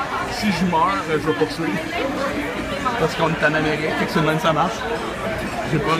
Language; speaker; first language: French; native; French